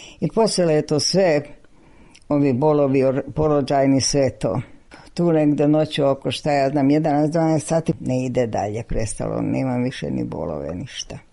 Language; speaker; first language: Serbian; non-native, local second language; Hungarian